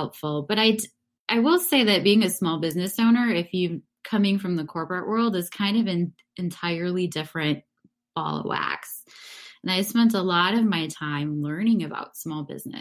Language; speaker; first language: English; native; English